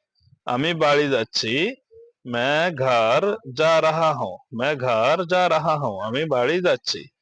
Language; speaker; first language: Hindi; non-native, learner; Bangla